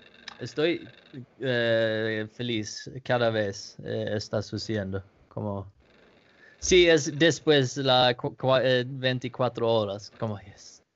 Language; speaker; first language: Spanish; non-native, learner; Danish